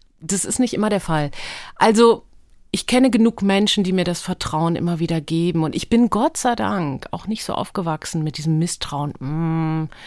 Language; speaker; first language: German; early bilingual, other home language; Hebrew